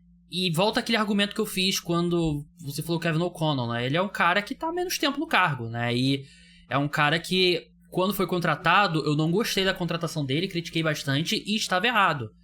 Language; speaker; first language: Portuguese; native; Portuguese